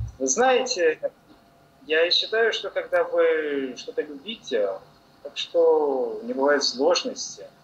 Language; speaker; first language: Russian; non-native, learner; Portuguese